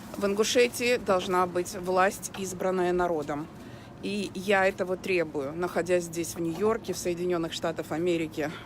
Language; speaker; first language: Russian; non-native, local second language; Ingush